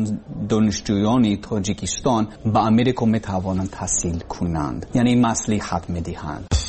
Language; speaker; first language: Persian; non-native, learner; English